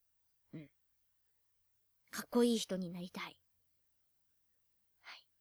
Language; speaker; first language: Japanese; native; Japanese